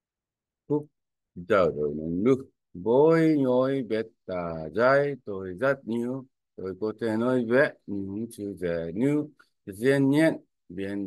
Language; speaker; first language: Vietnamese; non-native, learner; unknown